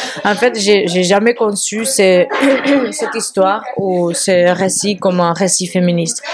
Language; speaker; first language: French; non-native, fluent; Spanish